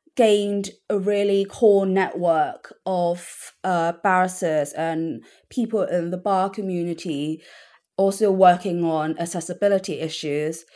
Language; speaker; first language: English; non-native, local second language; Cantonese